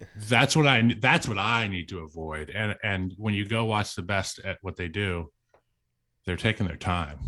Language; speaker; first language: English; native; English